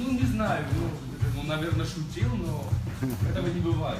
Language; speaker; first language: Russian; non-native, local second language; Georgian